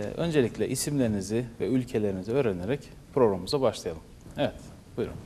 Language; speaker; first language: Turkish; native; Turkish